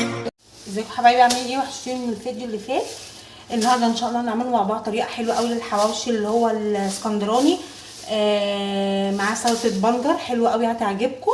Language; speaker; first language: Arabic; native; Arabic